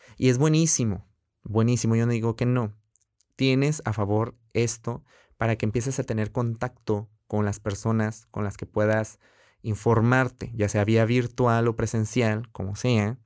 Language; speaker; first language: Spanish; native; Spanish